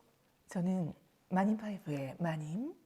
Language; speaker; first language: Korean; native; Korean